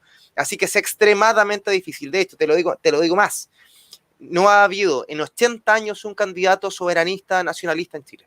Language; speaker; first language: Spanish; native; Spanish